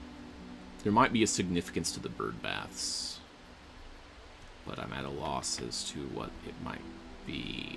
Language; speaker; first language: English; native; English